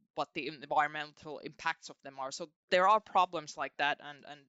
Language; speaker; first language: English; non-native, fluent; Finnish